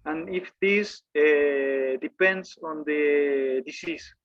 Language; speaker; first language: English; non-native, fluent; Spanish